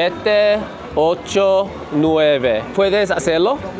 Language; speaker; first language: Spanish; non-native, learner; Chinese